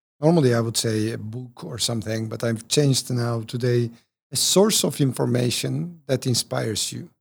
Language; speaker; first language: English; non-native, fluent; Turkish